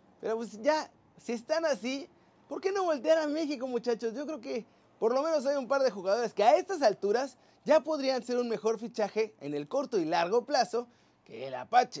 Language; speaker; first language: Spanish; native; Spanish